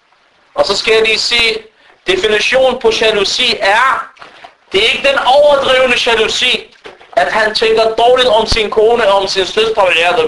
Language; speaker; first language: Danish; non-native, fluent; Arabic